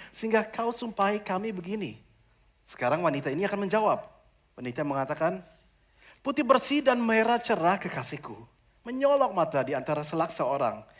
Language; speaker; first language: Indonesian; non-native, fluent; German